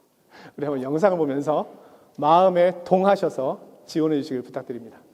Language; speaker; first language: Korean; native; Korean